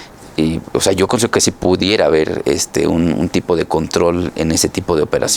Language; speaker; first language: Spanish; native; Spanish